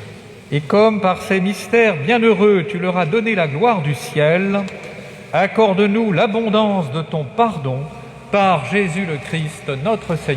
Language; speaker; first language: French; native; French